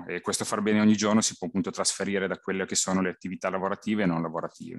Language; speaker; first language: Italian; native; Italian